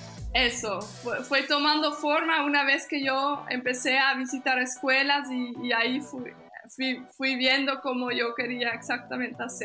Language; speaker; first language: Spanish; non-native, fluent; Dutch